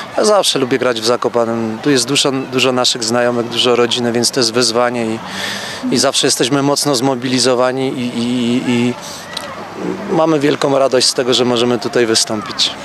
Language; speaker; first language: Polish; native; Polish